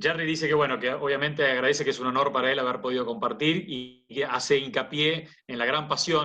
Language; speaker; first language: Spanish; native; Spanish